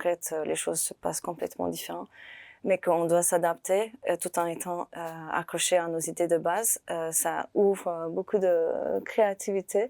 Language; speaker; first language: French; non-native, fluent; Turkish